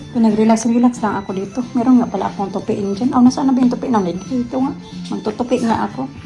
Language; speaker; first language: Filipino; non-native, local second language; Cebuano